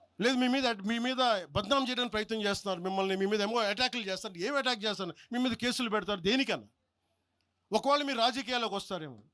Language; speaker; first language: Telugu; native; Telugu